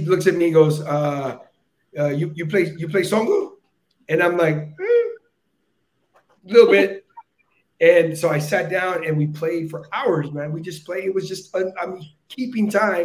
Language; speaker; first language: English; native; English